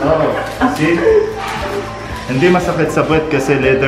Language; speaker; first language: Filipino; non-native, learner; Arabic